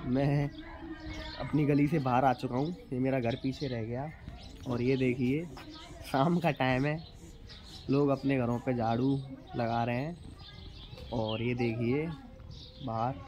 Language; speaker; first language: Hindi; native; Hindi